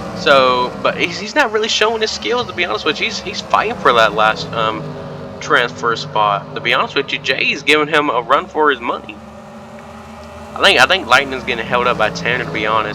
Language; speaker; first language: English; native; English